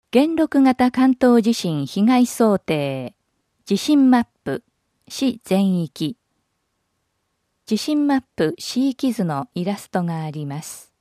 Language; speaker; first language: Japanese; native; Japanese